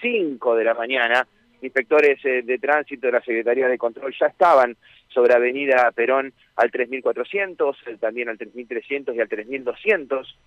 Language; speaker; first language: Spanish; native; Spanish